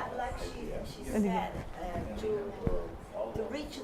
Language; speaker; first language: English; non-native, fluent; Portuguese